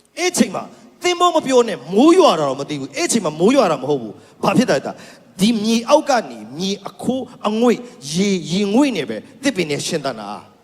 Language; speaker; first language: Burmese; non-native, local second language; Kachin